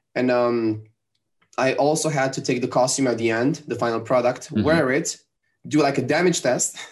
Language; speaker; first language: English; non-native, fluent; Italian